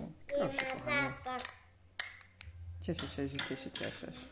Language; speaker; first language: Polish; non-native, learner; English